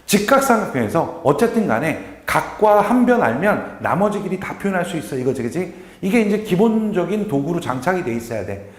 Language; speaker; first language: Korean; native; Korean